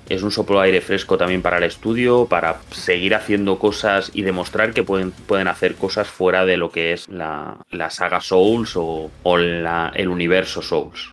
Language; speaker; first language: Spanish; native; Spanish